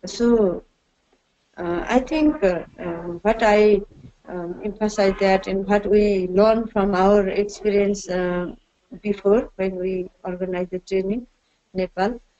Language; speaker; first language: English; non-native, learner; Nepali